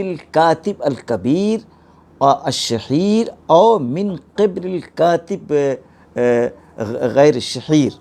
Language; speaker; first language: Arabic; non-native, fluent; Urdu